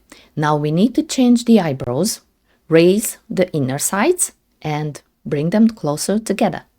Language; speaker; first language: English; non-native, fluent; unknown